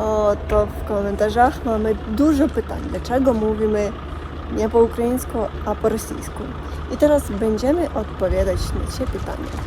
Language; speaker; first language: Polish; non-native, learner; Russian